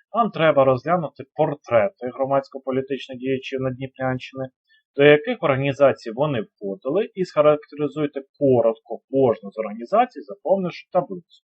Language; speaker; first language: Ukrainian; native; Ukrainian